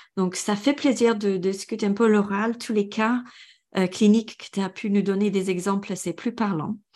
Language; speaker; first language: French; non-native, fluent; English